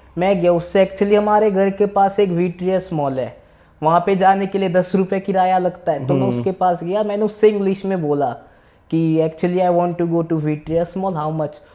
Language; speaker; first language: Hindi; early bilingual, other home language; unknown